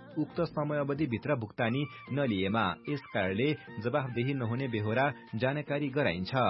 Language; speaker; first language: Nepali; native; Nepali